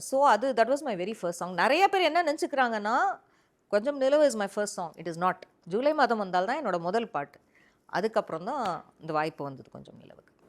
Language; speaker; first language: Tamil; early bilingual, heritage; Tamil